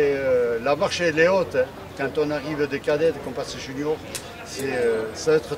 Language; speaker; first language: French; native; French